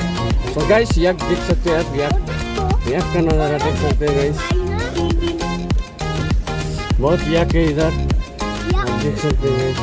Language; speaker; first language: Hindi; non-native, local second language; Nepali